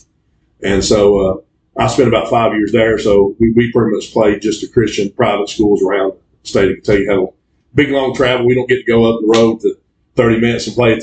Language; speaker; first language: English; native; English